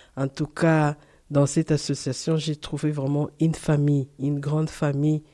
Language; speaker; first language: French; non-native, fluent; Portuguese